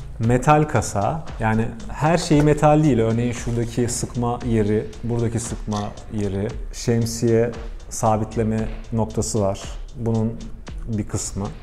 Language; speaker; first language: Turkish; native; Turkish